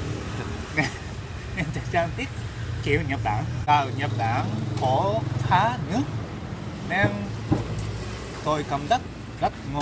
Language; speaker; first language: Vietnamese; non-native, learner; Japanese